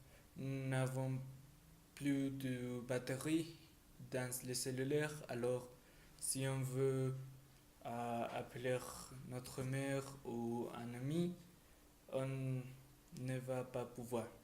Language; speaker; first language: French; non-native, learner; Spanish